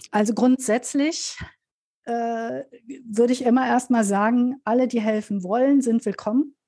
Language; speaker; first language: German; native; German